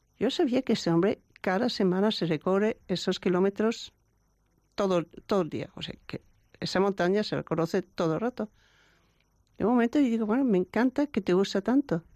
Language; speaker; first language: Spanish; non-native, fluent; German